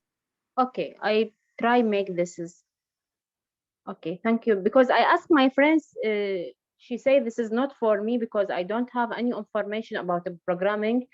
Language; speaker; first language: English; non-native, learner; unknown